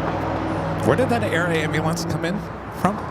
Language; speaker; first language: English; native; English